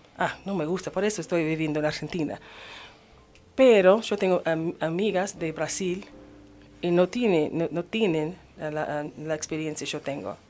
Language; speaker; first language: Spanish; non-native, learner; English